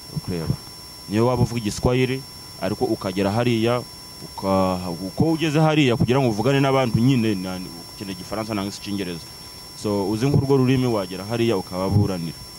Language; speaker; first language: Kinyarwanda; early bilingual, heritage; Kinyarwanda